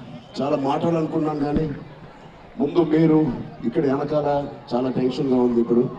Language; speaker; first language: Telugu; native; Telugu